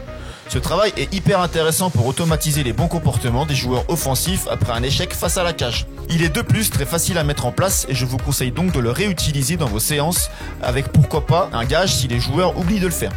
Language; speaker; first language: French; native; French